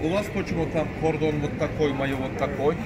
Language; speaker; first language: Russian; non-native, learner; Turkish